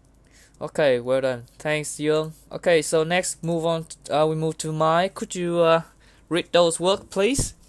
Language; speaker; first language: English; non-native, learner; Vietnamese